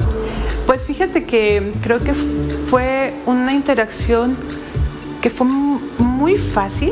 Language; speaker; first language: Spanish; native; Spanish